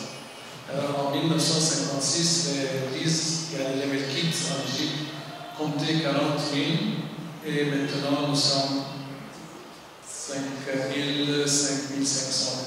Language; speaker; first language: French; non-native, local second language; Arabic